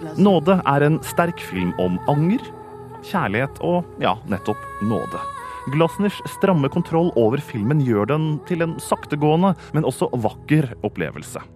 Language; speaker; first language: Norwegian; native; Norwegian